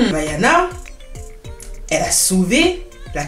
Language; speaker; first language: French; native; French